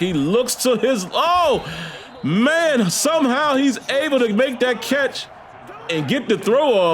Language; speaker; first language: English; native; English